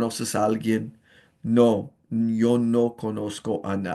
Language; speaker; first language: Spanish; non-native, fluent; English